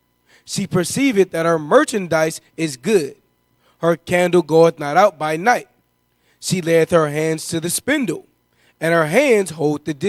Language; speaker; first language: English; native; English